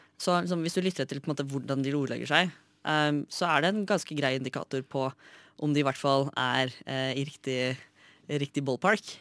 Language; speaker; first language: Norwegian; native; Norwegian